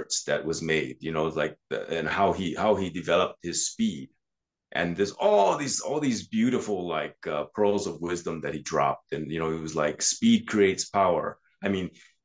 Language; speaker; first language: English; native; English